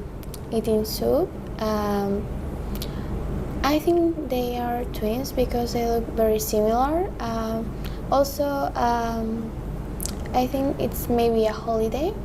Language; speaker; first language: English; non-native, learner; Spanish